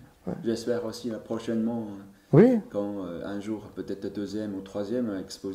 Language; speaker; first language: French; non-native, learner; Chinese